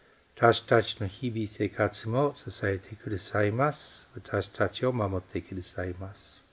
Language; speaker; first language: Japanese; non-native, fluent; English